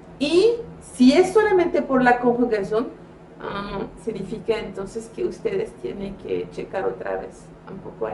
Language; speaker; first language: Spanish; non-native, fluent; French